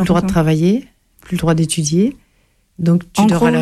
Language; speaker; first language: French; native; French